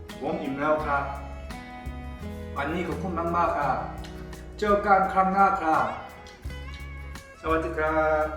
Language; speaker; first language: Thai; non-native, learner; Korean